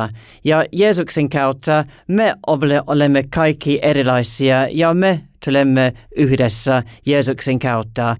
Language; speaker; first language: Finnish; non-native, learner; English